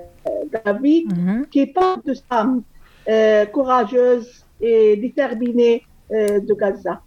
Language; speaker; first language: French; non-native, fluent; Arabic